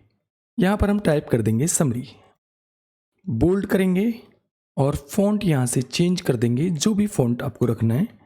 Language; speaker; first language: Hindi; native; Hindi